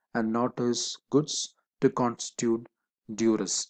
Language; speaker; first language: English; non-native, local second language; Malayalam